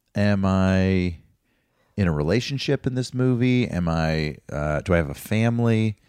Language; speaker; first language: English; native; English